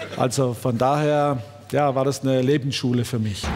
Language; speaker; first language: German; non-native, local second language; Swiss German